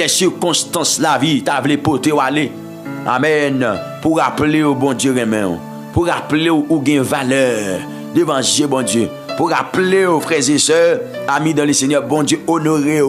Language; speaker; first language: French; non-native, local second language; Haitian Creole